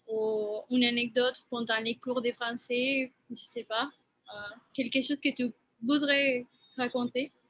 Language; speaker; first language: French; non-native, fluent; Spanish